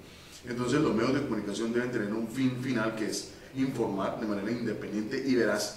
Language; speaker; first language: Spanish; native; Spanish